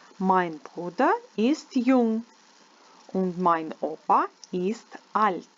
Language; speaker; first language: German; non-native, fluent; Ukrainian